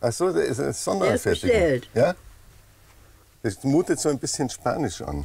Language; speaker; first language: German; native; German